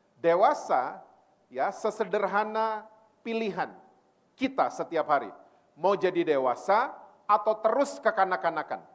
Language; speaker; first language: Indonesian; native; Indonesian